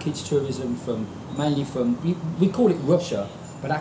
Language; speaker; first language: English; native; English